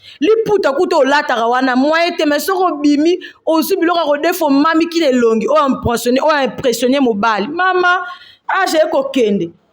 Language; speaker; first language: Lingala; non-native, local second language; Swahili